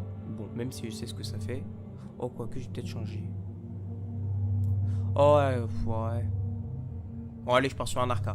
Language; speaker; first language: French; native; French